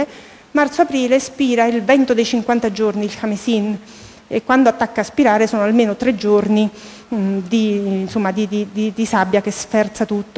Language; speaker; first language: Italian; native; Italian